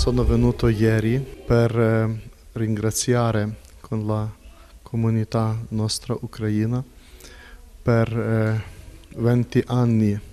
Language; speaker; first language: Italian; non-native, fluent; Ukrainian